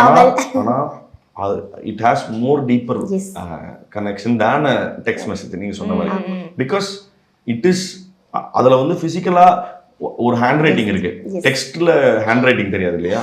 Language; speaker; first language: Tamil; native; Tamil